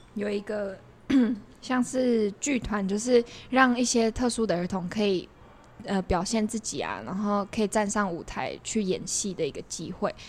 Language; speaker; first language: Chinese; non-native, local second language; Min Nan Chinese